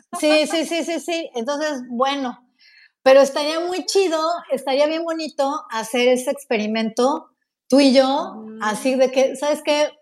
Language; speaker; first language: Spanish; native; Spanish